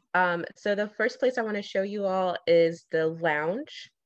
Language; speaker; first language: English; native; English